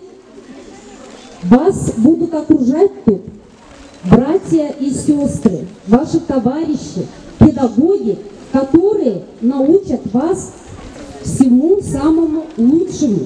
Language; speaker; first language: Russian; non-native, local second language; Gagauz